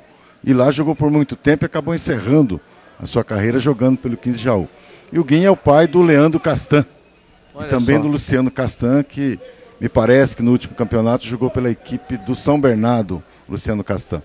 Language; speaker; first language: Portuguese; native; Portuguese